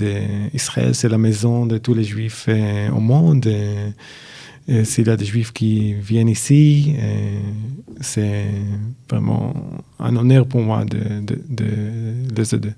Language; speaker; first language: French; non-native, learner; Hebrew